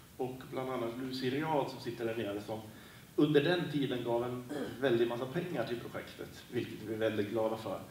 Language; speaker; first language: Swedish; native; Swedish